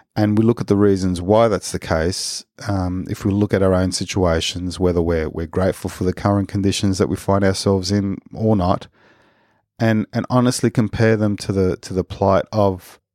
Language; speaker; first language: English; early bilingual, other home language; Spanish